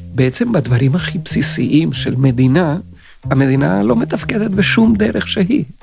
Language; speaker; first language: Hebrew; non-native, fluent; Spanish